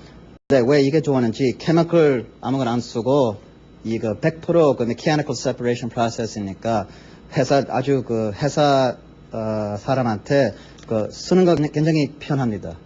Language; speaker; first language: Korean; early bilingual, heritage; English